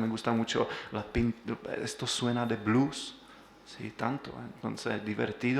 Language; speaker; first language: Spanish; non-native, learner; Czech